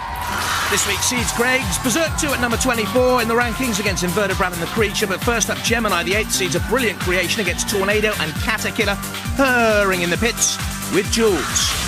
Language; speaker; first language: English; native; English